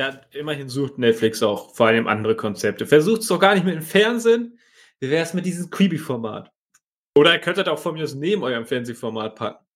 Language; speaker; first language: German; native; German